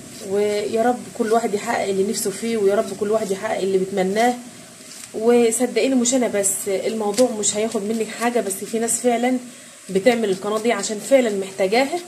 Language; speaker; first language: Arabic; native; Arabic